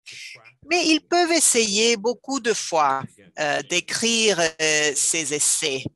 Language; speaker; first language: French; non-native, fluent; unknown